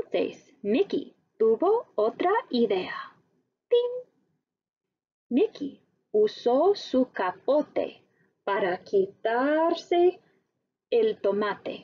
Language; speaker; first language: Spanish; non-native, fluent; English